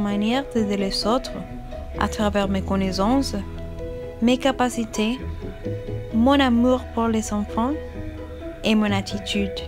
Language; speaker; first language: French; non-native, fluent; Spanish